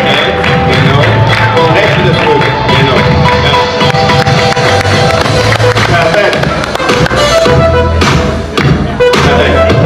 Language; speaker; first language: German; non-native, learner; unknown